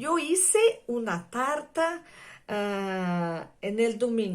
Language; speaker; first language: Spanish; non-native, fluent; Portuguese